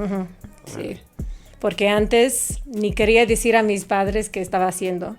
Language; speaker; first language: Spanish; non-native, fluent; English